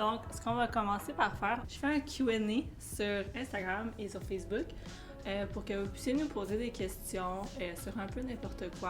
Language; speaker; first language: French; native; French